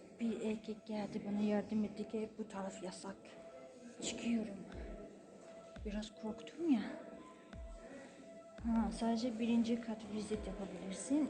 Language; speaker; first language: Turkish; non-native, fluent; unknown